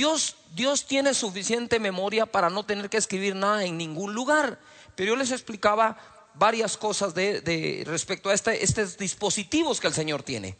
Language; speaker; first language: Spanish; native; Spanish